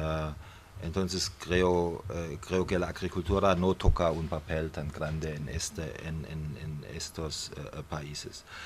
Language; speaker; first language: Spanish; non-native, fluent; German